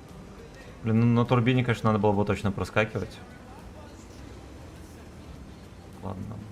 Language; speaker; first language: Russian; native; Russian